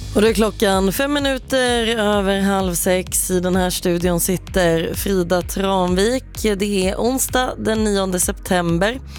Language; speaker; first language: Swedish; native; Swedish